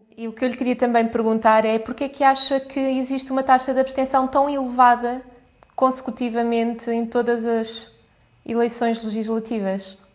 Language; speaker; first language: Portuguese; native; Portuguese